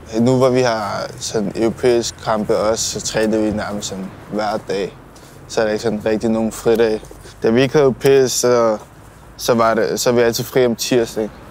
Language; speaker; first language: Danish; early bilingual, other home language; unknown